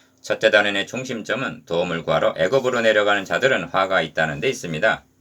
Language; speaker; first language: Korean; native; Korean